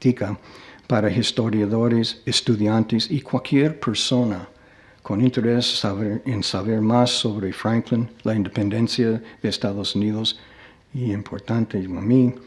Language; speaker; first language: Spanish; non-native, fluent; English